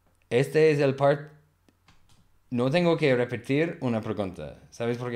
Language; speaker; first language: Spanish; non-native, learner; English